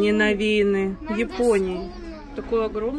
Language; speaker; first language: Russian; native; Russian